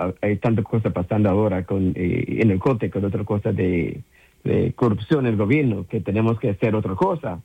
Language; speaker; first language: Spanish; non-native, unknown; English